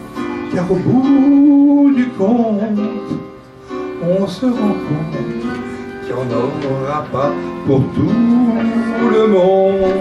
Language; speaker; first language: French; native; French